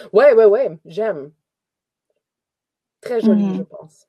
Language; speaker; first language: French; native; French